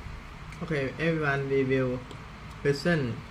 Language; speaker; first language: English; non-native, learner; Thai